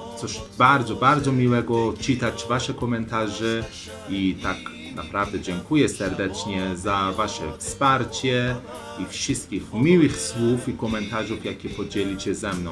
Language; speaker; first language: Polish; non-native, learner; Persian